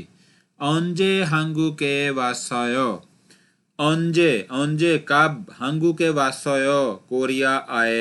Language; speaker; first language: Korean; non-native, fluent; Urdu